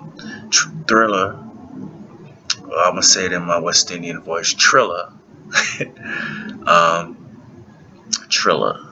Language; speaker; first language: English; native; English